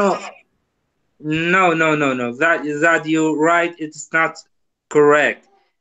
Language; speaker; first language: English; non-native, learner; Kurdish